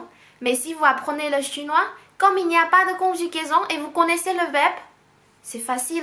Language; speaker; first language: French; non-native, fluent; Chinese